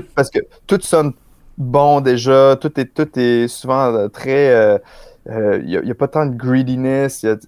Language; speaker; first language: French; native; French